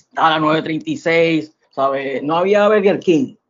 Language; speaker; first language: Spanish; native; Spanish